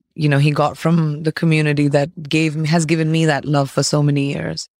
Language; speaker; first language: English; non-native, local second language; Hindi